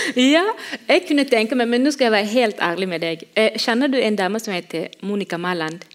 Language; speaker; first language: Norwegian; non-native, fluent; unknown